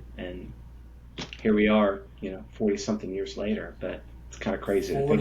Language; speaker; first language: English; native; English